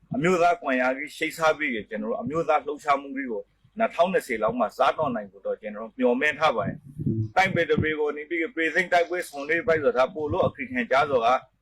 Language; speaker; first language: Burmese; native; Burmese